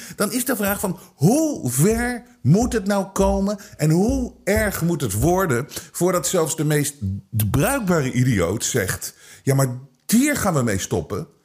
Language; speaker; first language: Dutch; native; Dutch